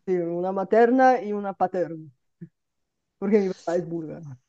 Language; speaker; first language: Spanish; non-native, fluent; Bulgarian